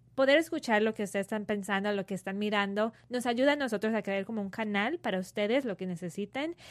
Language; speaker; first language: Spanish; early bilingual, heritage; Spanish